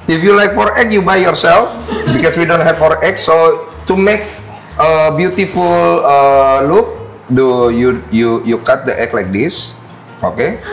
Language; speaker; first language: English; non-native, local second language; Indonesian